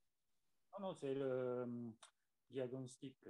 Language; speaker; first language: French; non-native, learner; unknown